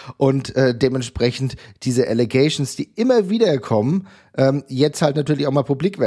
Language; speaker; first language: German; native; German